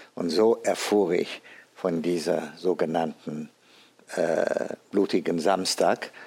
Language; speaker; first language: German; non-native, fluent; Amharic